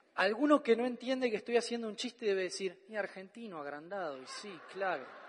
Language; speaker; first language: Spanish; native; Spanish